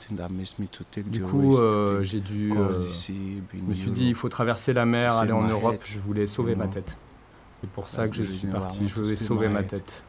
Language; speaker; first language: French; non-native, learner; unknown